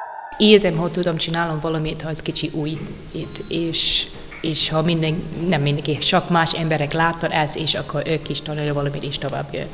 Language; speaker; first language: Hungarian; non-native, learner; English